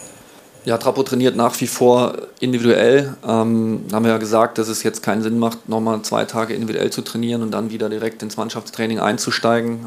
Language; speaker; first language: German; native; German